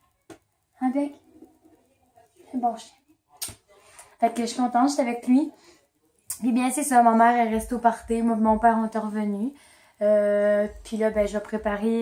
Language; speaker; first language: French; native; French